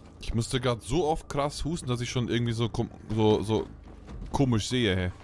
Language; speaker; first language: German; native; German